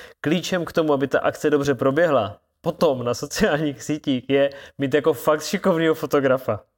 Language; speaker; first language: Czech; native; Czech